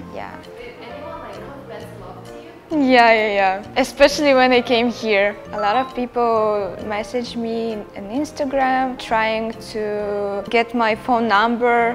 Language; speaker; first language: English; non-native, fluent; Russian